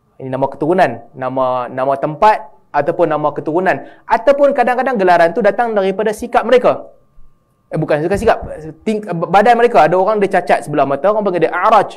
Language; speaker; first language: Malay; native; Malay